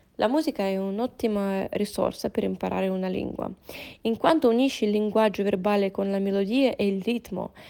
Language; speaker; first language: Italian; non-native, fluent; Russian